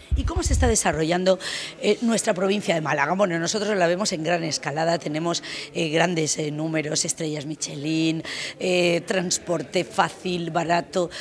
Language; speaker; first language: Spanish; native; Spanish